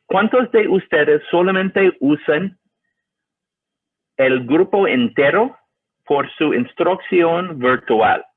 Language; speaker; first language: Spanish; non-native, learner; English